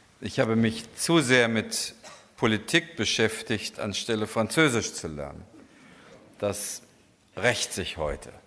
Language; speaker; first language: German; native; German